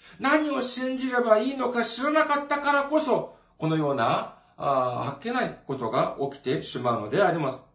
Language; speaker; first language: Japanese; non-native, fluent; Korean